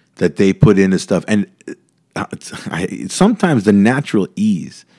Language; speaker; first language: English; native; English